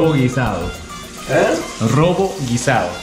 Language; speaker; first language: Spanish; non-native, learner; Japanese